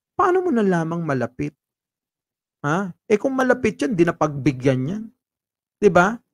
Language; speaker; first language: Filipino; native; Filipino